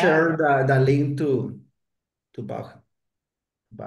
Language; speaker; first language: English; non-native, learner; Spanish